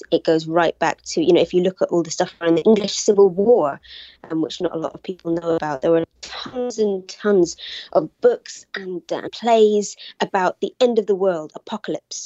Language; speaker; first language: English; native; English